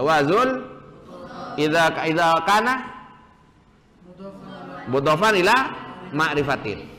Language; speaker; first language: Arabic; non-native, fluent; Madurese